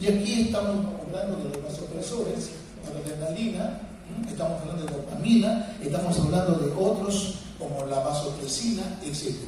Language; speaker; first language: Spanish; native; Spanish